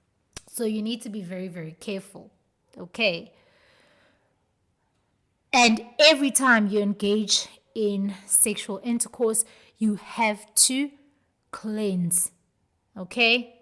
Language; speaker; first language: English; non-native, local second language; Zulu